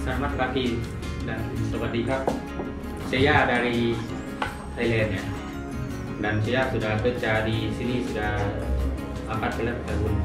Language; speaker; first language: Indonesian; non-native, fluent; Thai